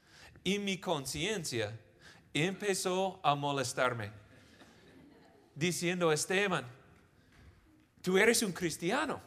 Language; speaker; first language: Spanish; non-native, fluent; English